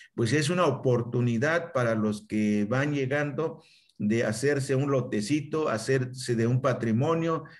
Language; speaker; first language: Spanish; non-native, local second language; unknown